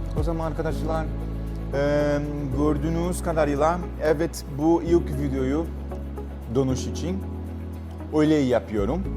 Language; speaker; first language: Turkish; non-native, learner; Portuguese